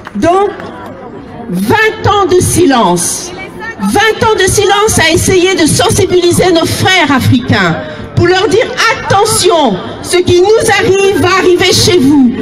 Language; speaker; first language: French; early bilingual, other home language; Lingala